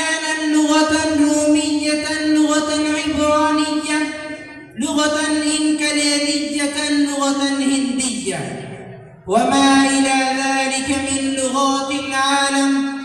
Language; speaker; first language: Arabic; non-native, learner; Urdu